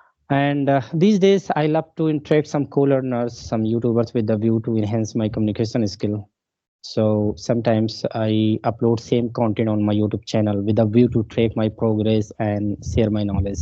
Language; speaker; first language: English; non-native, local second language; Hindi